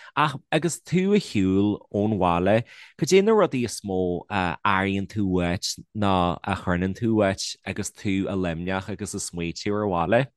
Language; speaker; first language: Irish; native; Irish